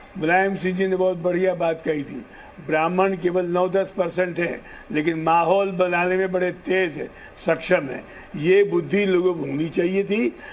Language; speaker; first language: Hindi; non-native, local second language; Telugu